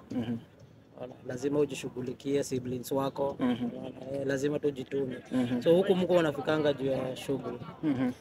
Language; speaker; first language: Swahili; non-native, local second language; Kikuyu